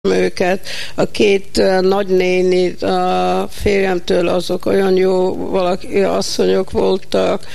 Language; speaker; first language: Hungarian; early bilingual, heritage; Hungarian